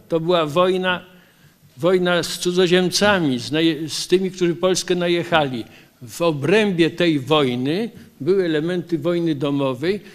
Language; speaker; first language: Polish; native; Polish